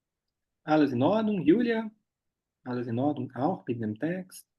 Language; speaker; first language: German; non-native, fluent; Portuguese